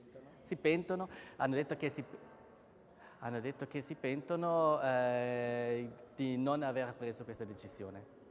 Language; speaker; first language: Italian; non-native, local second language; German